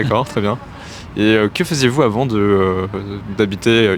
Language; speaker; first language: French; native; French